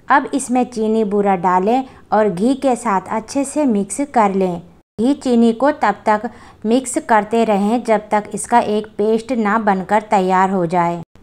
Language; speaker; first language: Hindi; native; Hindi